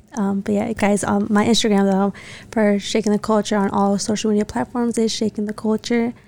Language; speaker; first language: English; early bilingual, other home language; Spanish